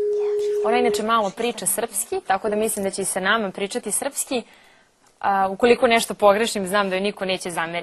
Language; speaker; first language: Serbian; native; Serbian